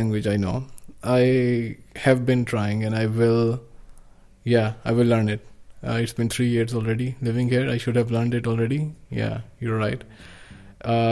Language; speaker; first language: English; non-native, local second language; Urdu